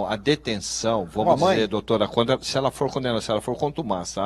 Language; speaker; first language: Portuguese; native; Portuguese